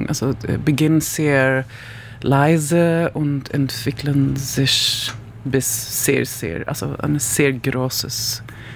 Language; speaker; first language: German; non-native, learner; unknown